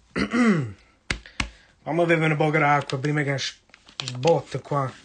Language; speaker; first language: Italian; early bilingual, heritage; Italian